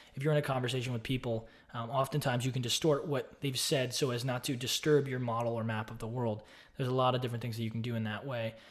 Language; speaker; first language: English; native; English